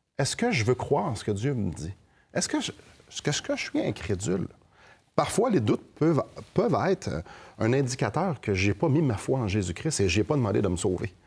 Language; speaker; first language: French; native; French